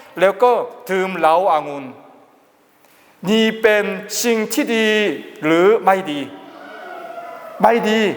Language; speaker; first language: Thai; non-native, learner; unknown